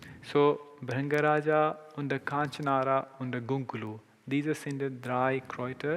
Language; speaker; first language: German; non-native, learner; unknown